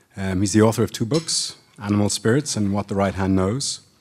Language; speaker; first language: English; native; English